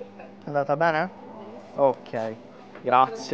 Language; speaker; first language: Italian; non-native, fluent; Portuguese